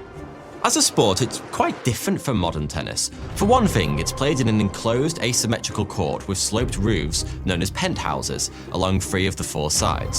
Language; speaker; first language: English; native; English